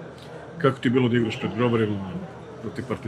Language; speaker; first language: Bosnian; native; Bosnian